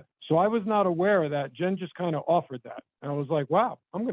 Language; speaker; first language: English; native; English